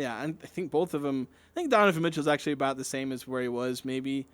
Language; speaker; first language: English; native; English